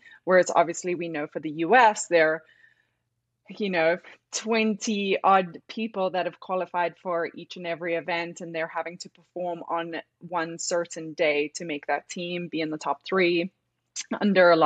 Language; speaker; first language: English; native; English